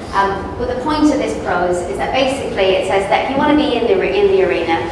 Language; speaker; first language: English; native; English